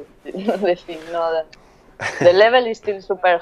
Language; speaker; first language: English; non-native, fluent; Spanish